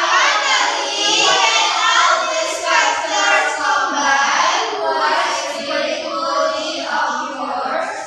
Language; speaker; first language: English; non-native, learner; Indonesian